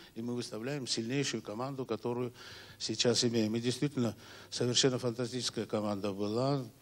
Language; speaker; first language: Russian; non-native, local second language; Georgian